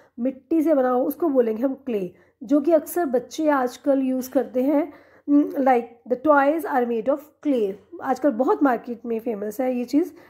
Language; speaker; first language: Hindi; non-native, local second language; Punjabi